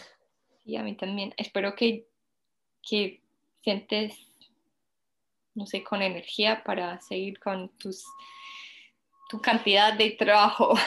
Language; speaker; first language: Spanish; early bilingual, heritage; Spanish